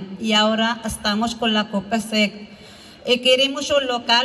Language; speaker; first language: Spanish; non-native, fluent; Arabic